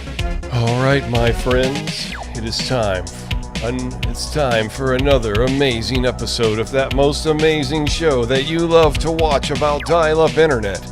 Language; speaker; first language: English; native; English